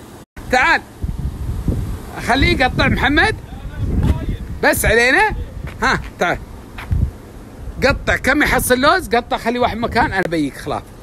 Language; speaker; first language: Arabic; native; Arabic